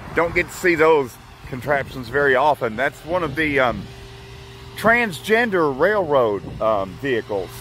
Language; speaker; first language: English; native; English